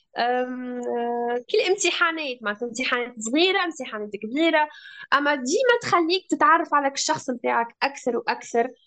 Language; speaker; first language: Arabic; native; Arabic